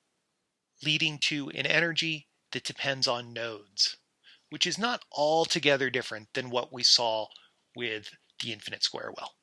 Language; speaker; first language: English; native; English